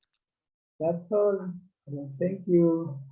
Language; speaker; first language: English; non-native, learner; Quechua